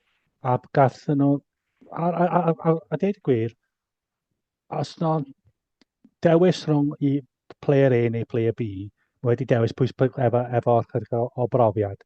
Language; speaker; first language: Welsh; non-native, fluent; English